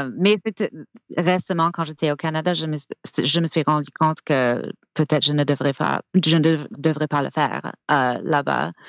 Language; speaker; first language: French; non-native, fluent; English